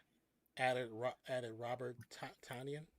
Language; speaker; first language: English; native; English